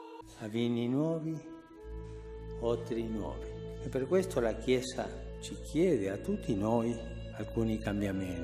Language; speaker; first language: Italian; non-native, fluent; Spanish